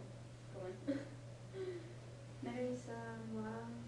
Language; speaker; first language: Japanese; non-native, learner; English